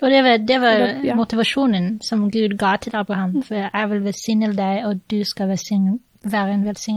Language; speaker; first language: Norwegian; non-native, fluent; English